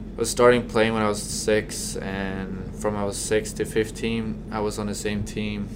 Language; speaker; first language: English; non-native, fluent; Swedish